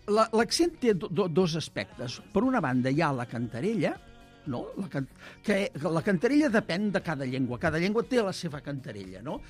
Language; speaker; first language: Catalan; native; Catalan